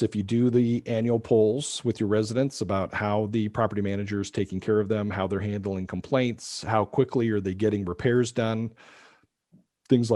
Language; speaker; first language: English; native; English